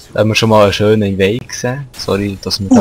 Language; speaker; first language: German; native; German